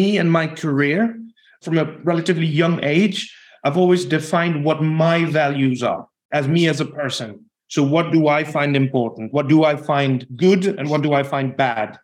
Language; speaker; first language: English; non-native, fluent; Dutch